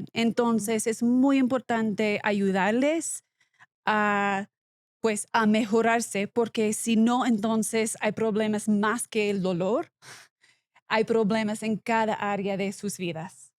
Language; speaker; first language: Spanish; non-native, learner; English